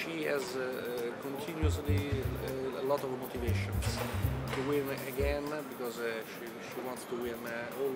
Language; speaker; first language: English; non-native, fluent; Italian